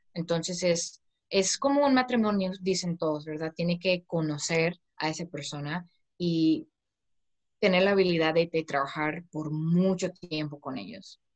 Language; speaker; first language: Spanish; non-native, fluent; English